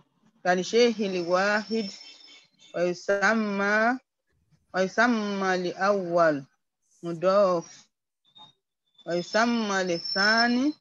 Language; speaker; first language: Arabic; non-native, learner; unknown